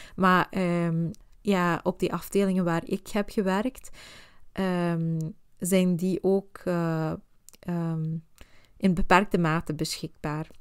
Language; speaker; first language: Dutch; non-native, fluent; Swedish